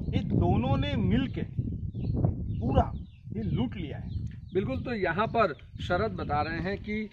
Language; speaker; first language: Hindi; non-native, local second language; Marathi